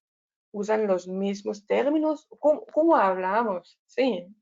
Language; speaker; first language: Spanish; non-native, learner; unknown